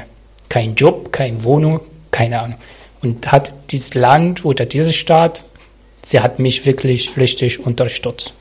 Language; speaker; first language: German; non-native, learner; Arabic